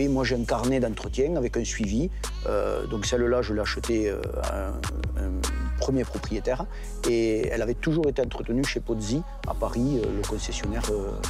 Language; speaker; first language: French; native; French